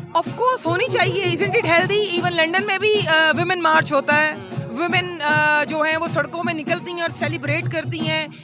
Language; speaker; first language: Urdu; early bilingual, heritage; Urdu